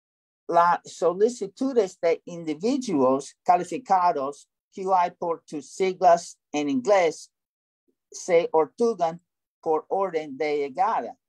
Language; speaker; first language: Spanish; non-native, learner; English